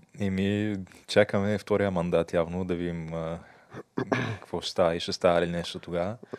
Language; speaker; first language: Bulgarian; native; Bulgarian